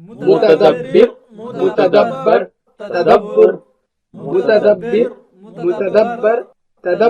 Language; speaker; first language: Arabic; non-native, learner; Urdu